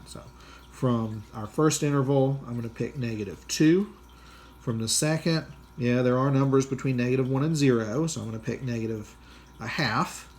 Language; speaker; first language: English; native; English